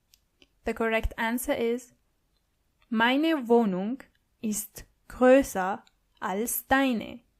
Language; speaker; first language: German; non-native, fluent; English